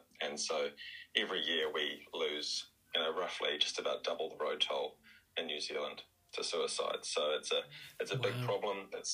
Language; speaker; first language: English; native; English